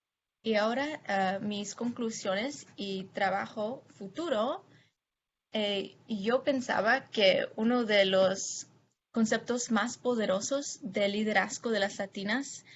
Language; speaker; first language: Spanish; non-native, fluent; English